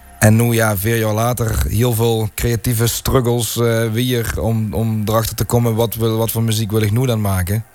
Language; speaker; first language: Dutch; native; Dutch